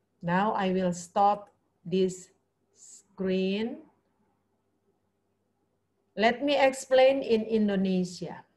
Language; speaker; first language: English; non-native, fluent; Indonesian